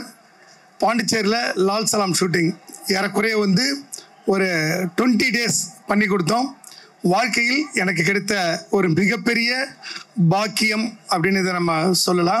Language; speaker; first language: Tamil; native; Tamil